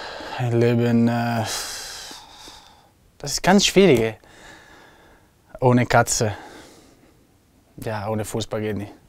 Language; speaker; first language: German; non-native, learner; Italian